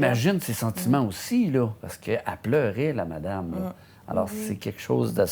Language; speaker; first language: French; native; French